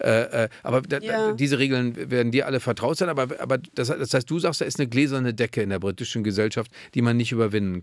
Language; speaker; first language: German; native; German